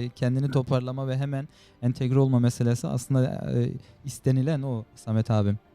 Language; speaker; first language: Turkish; native; Turkish